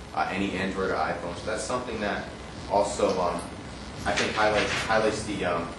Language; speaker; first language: English; native; English